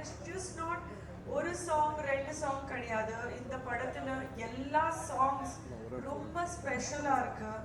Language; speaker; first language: Tamil; non-native, fluent; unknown